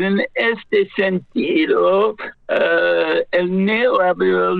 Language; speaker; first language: Spanish; non-native, fluent; English